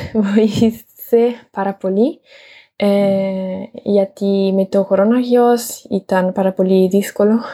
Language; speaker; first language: Greek; non-native, learner; Italian